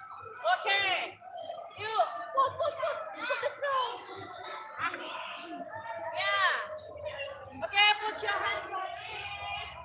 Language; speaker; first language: English; non-native, learner; Indonesian